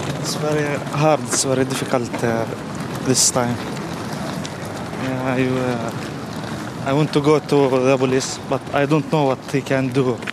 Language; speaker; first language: English; non-native, learner; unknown